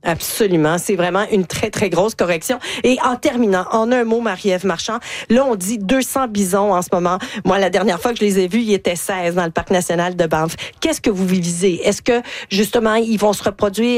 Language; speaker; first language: French; native; French